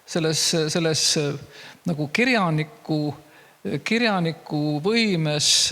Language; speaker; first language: Estonian; native; Estonian